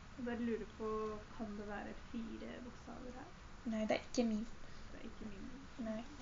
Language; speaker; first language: Norwegian; early bilingual, other home language; Urdu